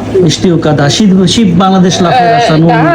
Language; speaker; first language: Romanian; non-native, learner; Bangla